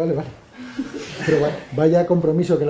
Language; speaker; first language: Spanish; native; Spanish